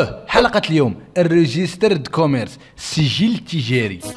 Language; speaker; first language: Arabic; native; Arabic